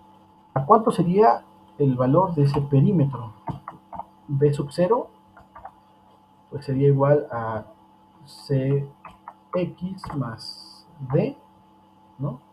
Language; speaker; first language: Spanish; native; Spanish